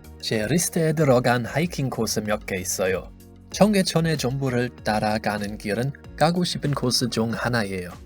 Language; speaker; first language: Korean; non-native, fluent; German